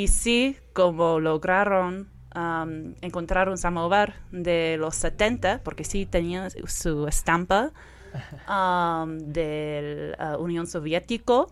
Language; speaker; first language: Spanish; non-native, fluent; English